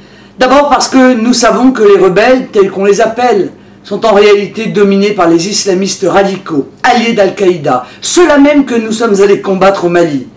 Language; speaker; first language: French; native; French